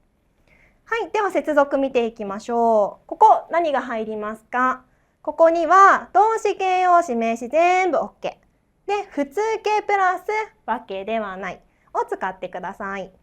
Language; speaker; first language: Japanese; non-native, fluent; Chinese